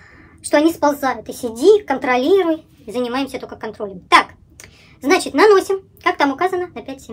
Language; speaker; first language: Russian; native; Russian